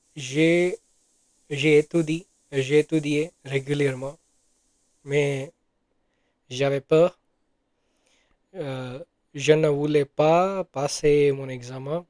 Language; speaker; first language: French; non-native, learner; Gujarati